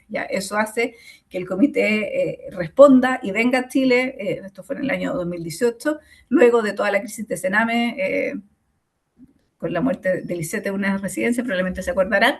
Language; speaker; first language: Spanish; native; Spanish